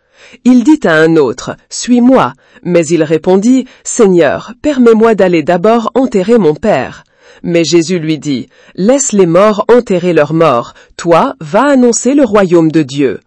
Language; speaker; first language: French; native; French